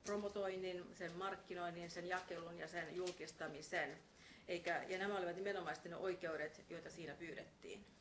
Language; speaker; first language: Finnish; non-native, fluent; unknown